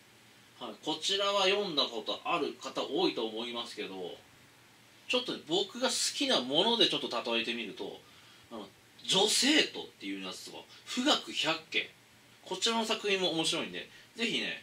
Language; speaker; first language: Japanese; native; Japanese